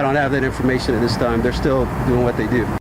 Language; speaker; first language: English; native; English